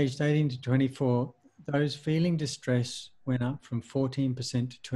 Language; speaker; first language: English; native; English